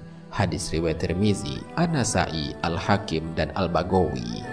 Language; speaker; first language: Indonesian; native; Indonesian